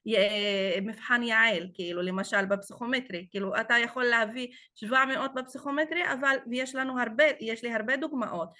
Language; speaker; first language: Hebrew; non-native, local second language; Arabic